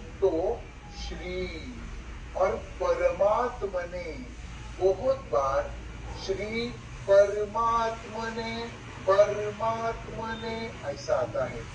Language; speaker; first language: Hindi; non-native, local second language; Marathi